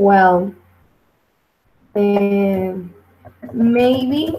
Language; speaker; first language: English; non-native, learner; Spanish